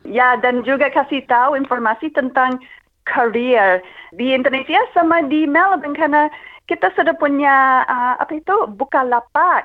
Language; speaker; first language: Indonesian; non-native, fluent; English